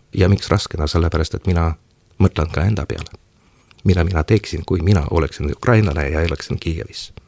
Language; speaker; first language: Estonian; non-native, local second language; Russian